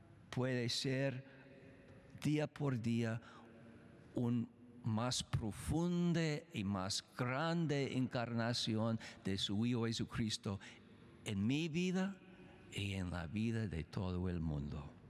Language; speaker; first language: Spanish; non-native, fluent; English